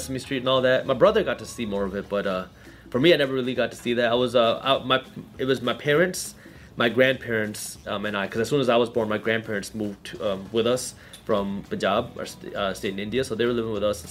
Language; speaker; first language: English; early bilingual, other home language; Punjabi